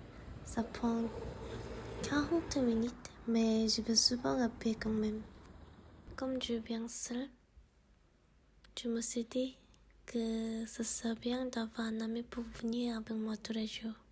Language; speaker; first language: French; non-native, fluent; Korean